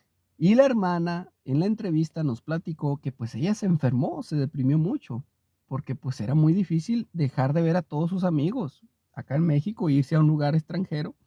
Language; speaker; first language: Spanish; native; Spanish